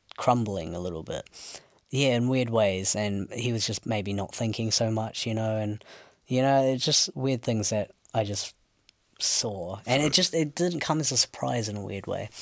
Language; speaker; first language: English; native; English